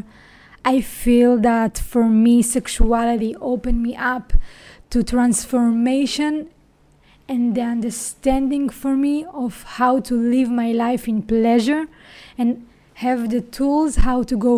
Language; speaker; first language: English; non-native, fluent; Hebrew